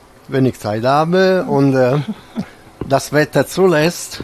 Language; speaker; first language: German; non-native, fluent; Italian